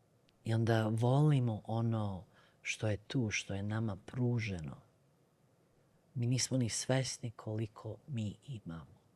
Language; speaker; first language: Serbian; early bilingual, other home language; Bosnian